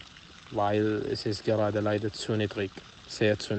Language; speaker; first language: German; non-native, fluent; Arabic